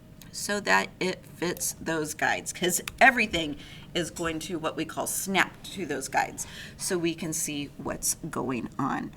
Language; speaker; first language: English; native; English